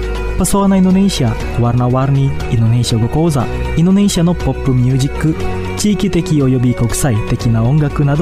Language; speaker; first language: Japanese; non-native, fluent; Indonesian